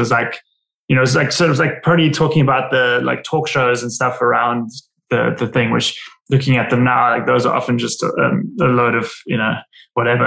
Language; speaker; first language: English; native; English